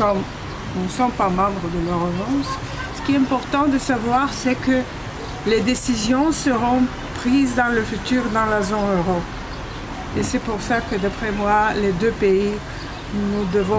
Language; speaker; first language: French; non-native, fluent; Bulgarian